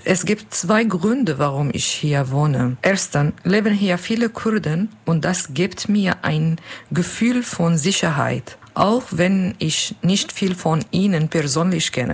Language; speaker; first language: German; non-native, learner; Kurdish